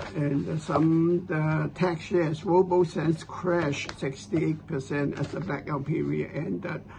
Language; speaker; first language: English; non-native, local second language; Cantonese